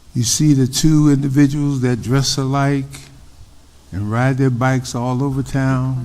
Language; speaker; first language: English; native; English